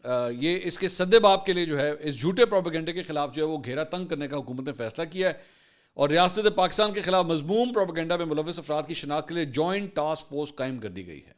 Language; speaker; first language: Urdu; native; Urdu